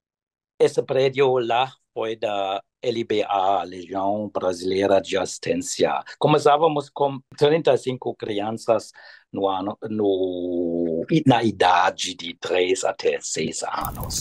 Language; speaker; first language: Portuguese; non-native, fluent; German